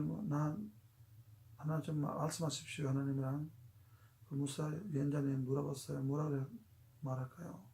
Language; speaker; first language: Korean; non-native, fluent; Urdu